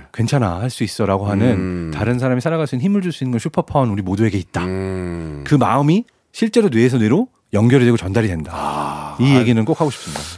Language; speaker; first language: Korean; early bilingual, other home language; German